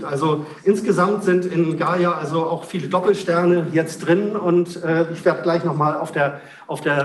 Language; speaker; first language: German; native; German